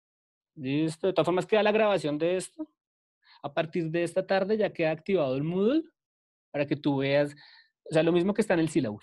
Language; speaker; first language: Spanish; native; Spanish